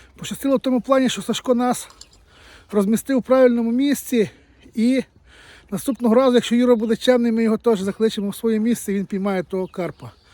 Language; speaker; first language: Ukrainian; native; Ukrainian